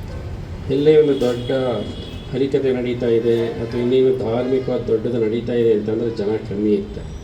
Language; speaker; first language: Kannada; native; Kannada